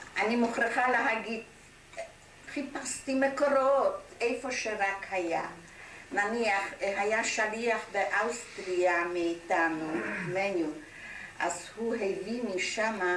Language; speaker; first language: Hebrew; non-native, fluent; German